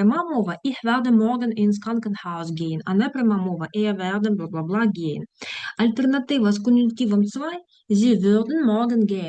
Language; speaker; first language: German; non-native, fluent; Ukrainian